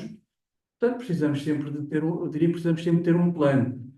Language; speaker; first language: Portuguese; native; Portuguese